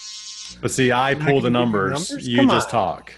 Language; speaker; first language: English; native; English